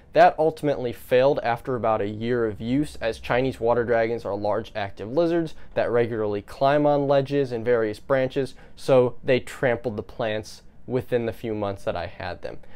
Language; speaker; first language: English; native; English